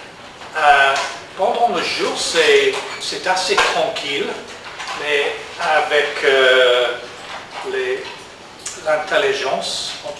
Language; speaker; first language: French; non-native, learner; English